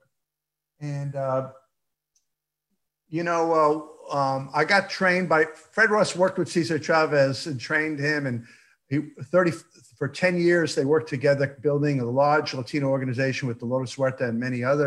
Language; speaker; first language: English; early bilingual, other home language; Yiddish